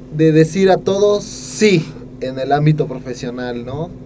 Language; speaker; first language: Spanish; native; Spanish